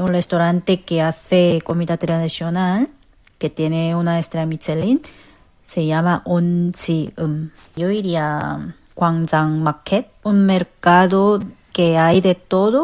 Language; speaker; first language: Spanish; non-native, fluent; Korean